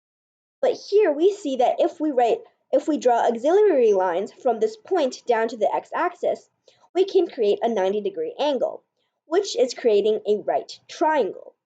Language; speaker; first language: English; native; English